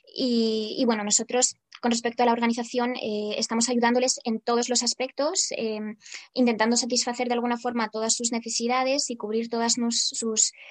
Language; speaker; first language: Spanish; non-native, fluent; Ukrainian